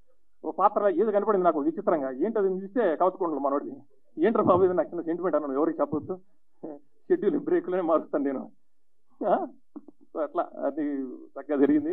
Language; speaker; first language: Telugu; native; Telugu